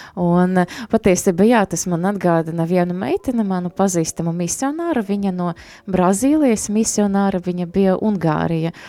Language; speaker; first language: Latvian; non-native, local second language; Russian